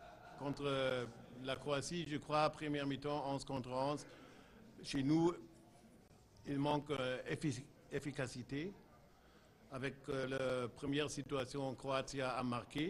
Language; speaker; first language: French; non-native, fluent; German